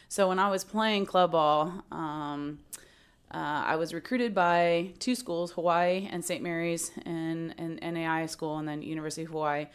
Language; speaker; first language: English; native; English